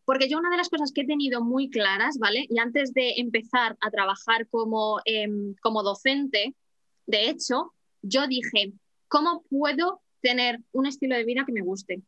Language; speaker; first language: Spanish; native; Spanish